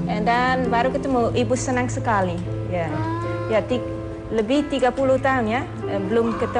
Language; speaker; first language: Indonesian; non-native, learner; Dutch